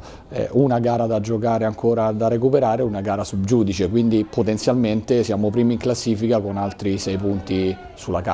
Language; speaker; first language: Italian; native; Italian